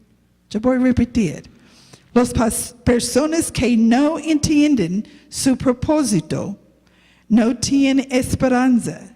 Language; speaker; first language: Spanish; non-native, learner; English